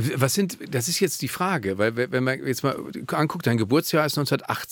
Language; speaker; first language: German; native; German